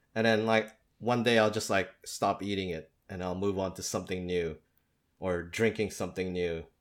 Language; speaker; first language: English; native; English